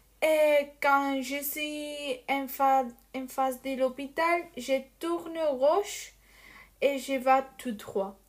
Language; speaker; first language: French; non-native, learner; Spanish